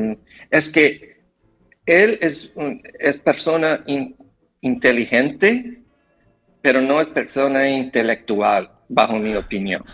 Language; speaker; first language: Spanish; non-native, fluent; English